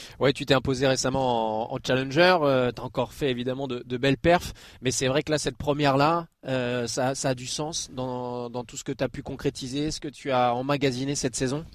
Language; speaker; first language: French; native; French